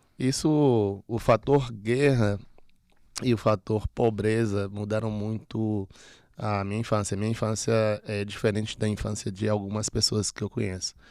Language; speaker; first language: Portuguese; native; Portuguese